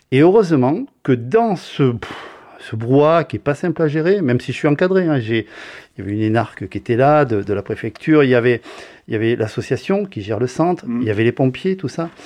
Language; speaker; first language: French; native; French